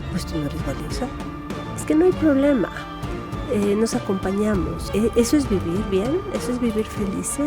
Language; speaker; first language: Spanish; native; Spanish